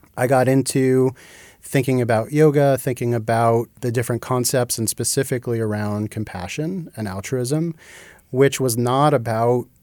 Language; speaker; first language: English; native; English